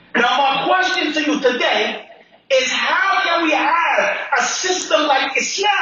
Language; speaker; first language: English; native; English